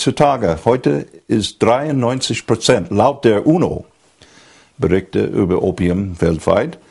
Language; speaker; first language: German; non-native, fluent; English